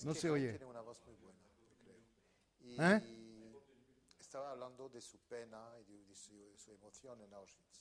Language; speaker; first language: Spanish; non-native, fluent; French